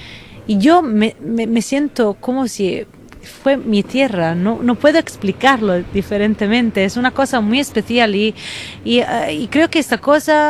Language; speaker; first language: Spanish; non-native, fluent; Italian